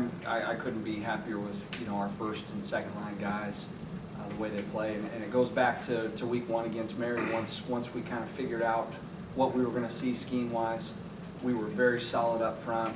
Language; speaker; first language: English; native; English